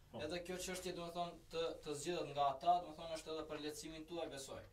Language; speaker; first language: Albanian; non-native, local second language; Romany